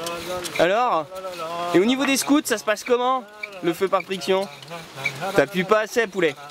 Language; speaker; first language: French; native; French